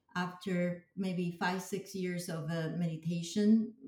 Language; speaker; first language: English; non-native, fluent; Chinese